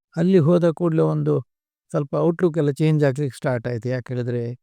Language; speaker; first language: Kannada; native; Kannada